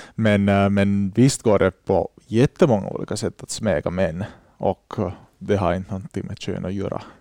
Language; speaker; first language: Swedish; native; Swedish